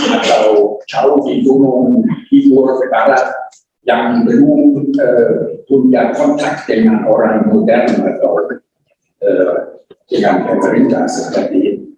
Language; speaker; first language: Indonesian; non-native, learner; German